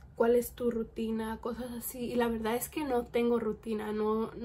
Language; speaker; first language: Spanish; early bilingual, heritage; Spanish